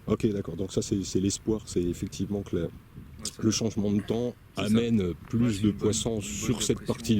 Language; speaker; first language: French; native; French